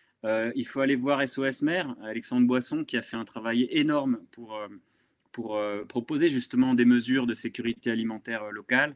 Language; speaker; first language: French; native; French